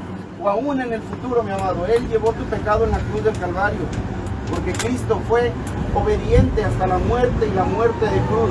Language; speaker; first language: Spanish; native; Spanish